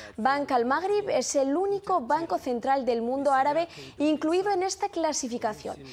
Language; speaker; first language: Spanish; non-native, fluent; Arabic